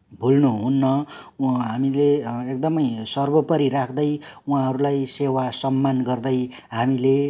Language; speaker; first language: Nepali; non-native, local second language; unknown